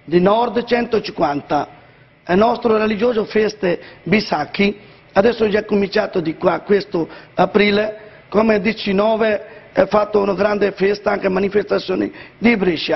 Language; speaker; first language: Italian; non-native, learner; Punjabi